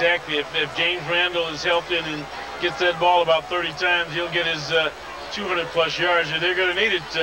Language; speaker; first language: English; native; English